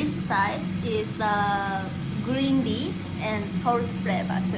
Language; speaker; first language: English; non-native, fluent; Japanese